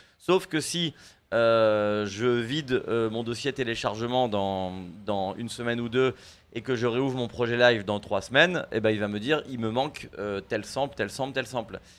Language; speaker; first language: French; native; French